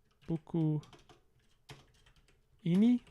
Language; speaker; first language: Indonesian; non-native, learner; English